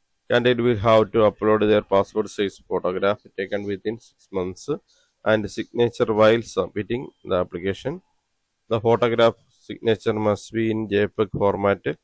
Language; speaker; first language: English; non-native, local second language; Malayalam